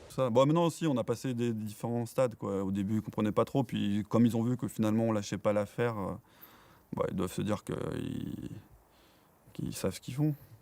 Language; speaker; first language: French; native; French